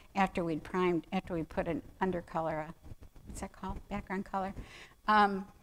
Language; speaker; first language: English; native; English